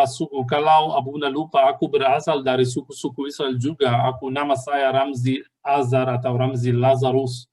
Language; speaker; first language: Indonesian; non-native, fluent; Arabic